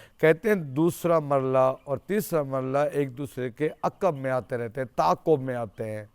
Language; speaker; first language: Urdu; non-native, local second language; Saraiki